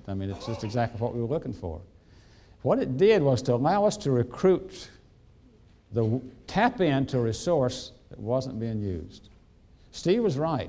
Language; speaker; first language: English; native; English